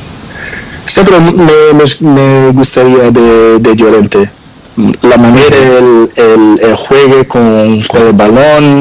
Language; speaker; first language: Spanish; non-native, learner; Portuguese